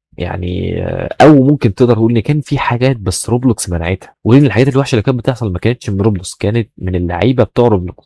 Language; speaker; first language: Arabic; native; Arabic